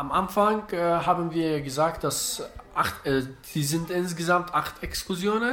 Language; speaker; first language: German; non-native, learner; Arabic